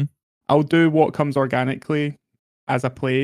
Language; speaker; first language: English; native; English